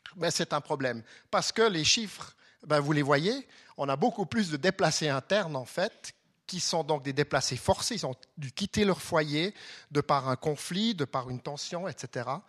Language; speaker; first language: French; non-native, local second language; German